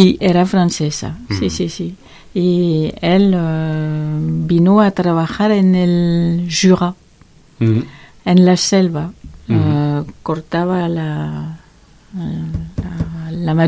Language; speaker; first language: Spanish; non-native, learner; French